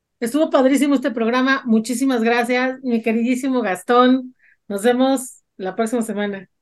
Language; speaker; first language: Spanish; native; Spanish